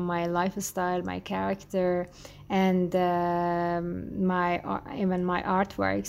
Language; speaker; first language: English; non-native, fluent; Persian